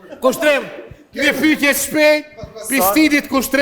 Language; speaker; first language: Albanian; native; Albanian